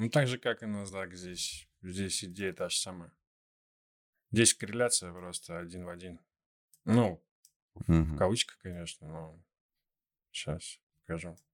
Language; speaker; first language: Russian; native; Russian